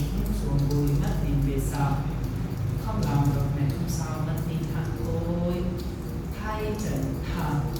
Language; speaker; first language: Vietnamese; non-native, fluent; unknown